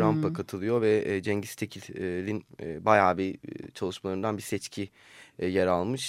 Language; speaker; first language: Turkish; native; Turkish